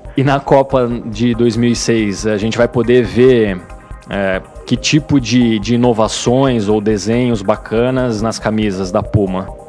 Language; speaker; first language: Portuguese; native; Portuguese